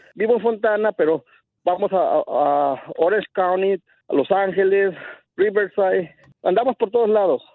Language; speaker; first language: Spanish; native; Spanish